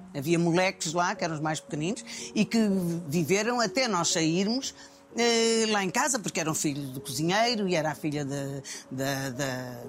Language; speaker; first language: Portuguese; native; Portuguese